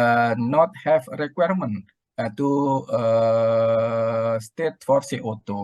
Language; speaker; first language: English; non-native, learner; Indonesian